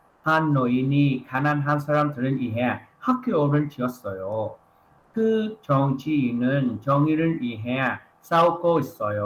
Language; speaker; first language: Korean; non-native, learner; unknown